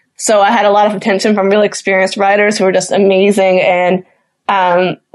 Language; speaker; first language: English; native; English